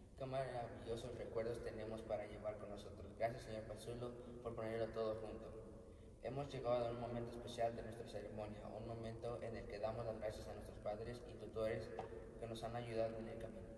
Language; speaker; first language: Spanish; early bilingual, other home language; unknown